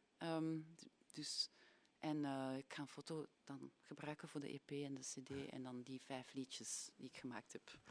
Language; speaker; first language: Dutch; native; Dutch